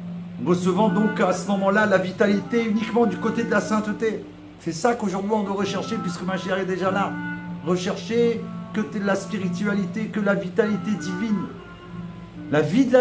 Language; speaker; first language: French; native; French